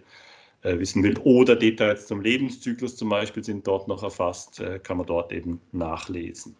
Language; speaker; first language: German; native; German